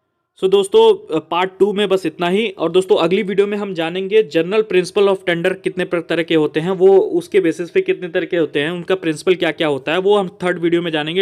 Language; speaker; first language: Hindi; native; Hindi